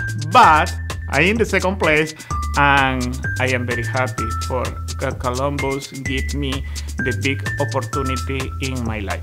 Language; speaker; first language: English; non-native, learner; Spanish